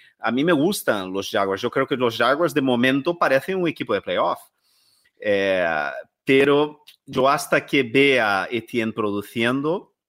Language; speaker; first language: Spanish; non-native, fluent; Portuguese